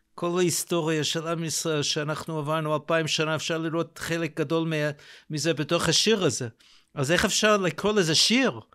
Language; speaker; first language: Hebrew; non-native, fluent; English